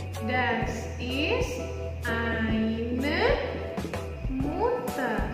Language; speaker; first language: German; non-native, fluent; Indonesian